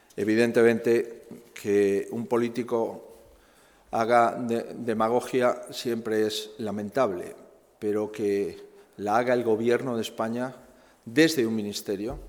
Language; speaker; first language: Spanish; native; Spanish